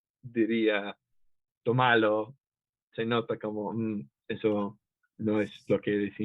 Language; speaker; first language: Spanish; non-native, fluent; English